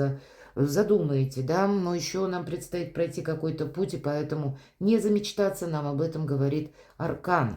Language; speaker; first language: Russian; native; Russian